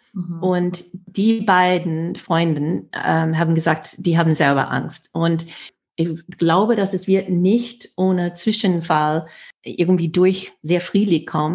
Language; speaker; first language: German; non-native, fluent; English